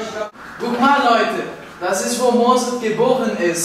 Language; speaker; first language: German; non-native, learner; Portuguese